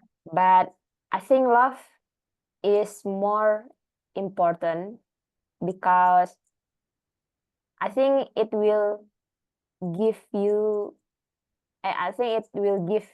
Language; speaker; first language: English; non-native, learner; Indonesian